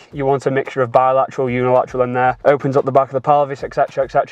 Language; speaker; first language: English; native; English